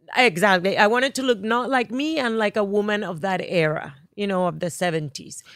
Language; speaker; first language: English; non-native, fluent; Spanish